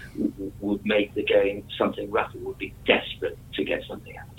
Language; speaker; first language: English; native; English